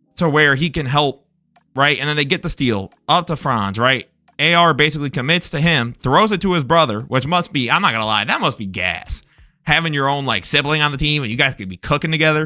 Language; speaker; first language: English; native; English